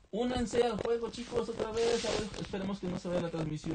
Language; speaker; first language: Spanish; native; Spanish